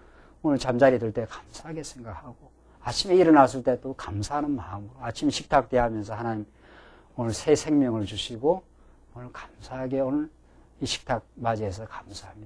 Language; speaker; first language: Korean; native; Korean